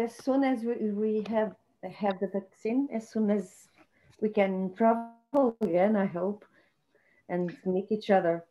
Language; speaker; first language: English; non-native, fluent; Portuguese